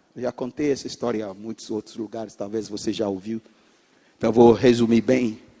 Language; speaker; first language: Portuguese; non-native, fluent; English